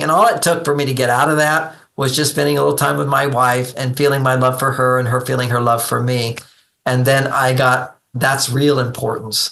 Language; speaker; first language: English; native; English